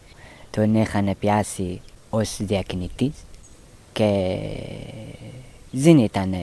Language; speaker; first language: Greek; non-native, learner; Persian